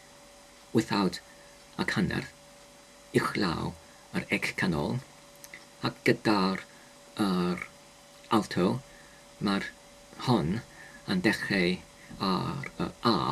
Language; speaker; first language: Welsh; non-native, learner; English